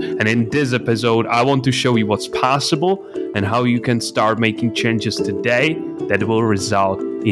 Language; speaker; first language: English; non-native, fluent; Czech